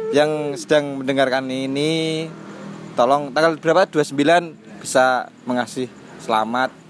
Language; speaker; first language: Indonesian; non-native, local second language; Javanese